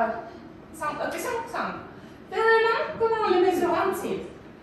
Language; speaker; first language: French; non-native, fluent; Russian